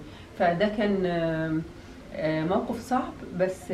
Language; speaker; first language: Arabic; native; Arabic